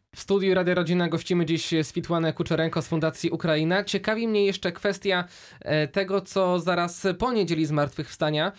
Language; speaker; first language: Polish; native; Polish